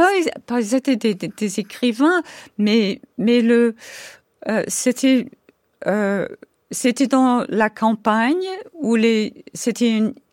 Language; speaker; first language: French; non-native, fluent; English